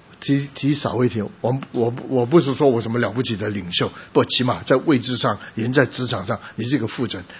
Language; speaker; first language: Chinese; non-native, local second language; Cantonese